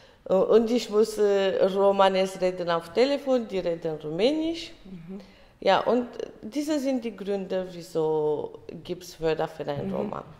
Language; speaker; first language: German; early bilingual, other home language; Romany